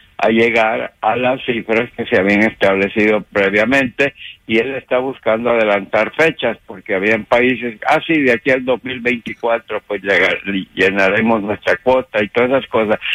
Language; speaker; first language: Spanish; native; Spanish